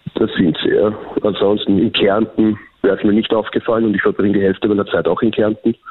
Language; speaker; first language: German; native; German